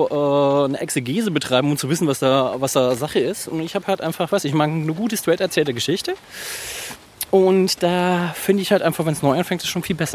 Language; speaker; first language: German; native; German